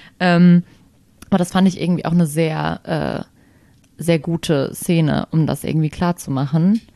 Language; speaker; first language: German; native; German